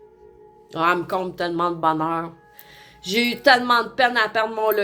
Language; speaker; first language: French; native; French